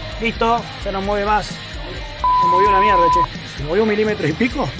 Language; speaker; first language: Spanish; native; Spanish